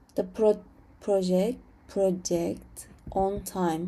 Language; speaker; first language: English; non-native, learner; Turkish